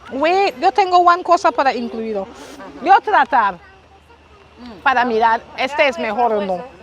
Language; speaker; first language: Spanish; non-native, learner; English